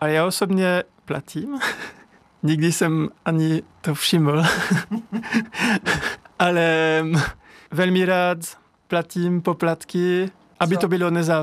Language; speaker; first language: Czech; non-native, learner; French